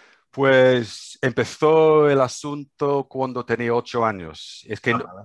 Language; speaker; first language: Spanish; non-native, fluent; English